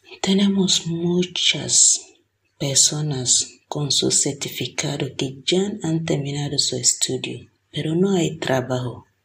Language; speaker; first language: Spanish; non-native, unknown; Igbo